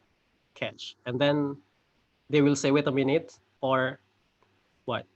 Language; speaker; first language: English; non-native, fluent; Indonesian